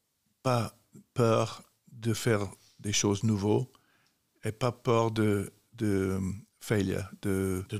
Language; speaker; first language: French; non-native, fluent; English